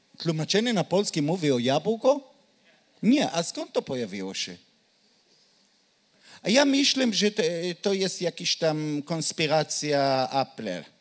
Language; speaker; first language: Polish; non-native, learner; Hebrew